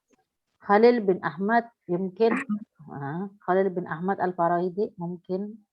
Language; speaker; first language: Arabic; non-native, fluent; Indonesian